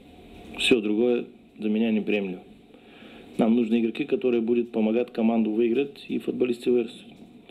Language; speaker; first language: Russian; non-native, learner; Bulgarian